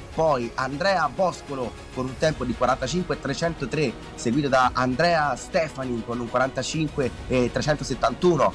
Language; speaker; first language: Italian; native; Italian